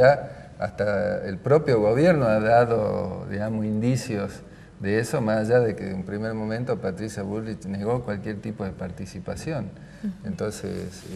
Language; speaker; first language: Spanish; native; Spanish